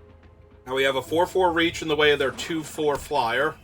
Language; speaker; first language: English; native; English